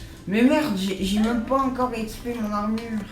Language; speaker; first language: French; native; French